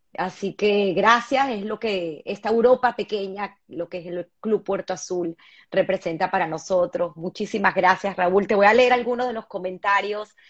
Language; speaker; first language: Spanish; native; Spanish